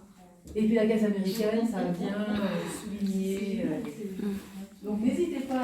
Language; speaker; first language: French; native; French